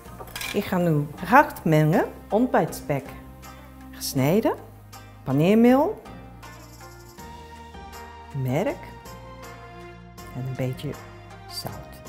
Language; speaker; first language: Dutch; non-native, learner; Japanese